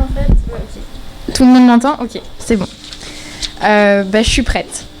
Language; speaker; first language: French; native; French